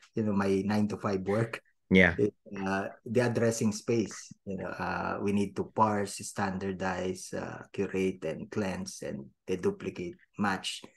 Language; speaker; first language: English; non-native, local second language; Filipino